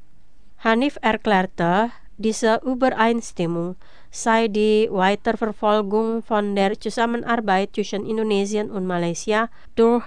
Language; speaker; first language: German; non-native, fluent; Indonesian